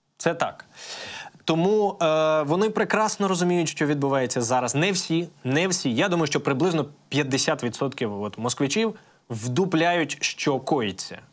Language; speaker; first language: Ukrainian; native; Ukrainian